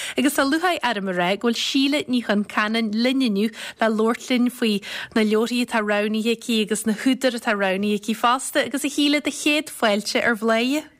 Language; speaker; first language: Irish; native; Irish